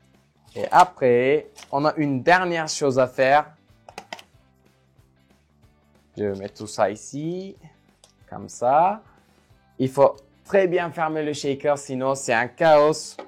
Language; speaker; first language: French; non-native, fluent; Turkish